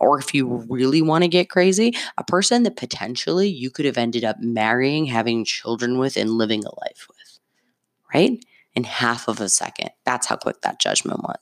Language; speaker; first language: English; native; English